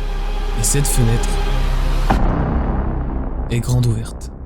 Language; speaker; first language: French; native; French